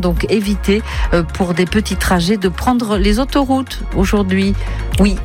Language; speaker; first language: French; native; French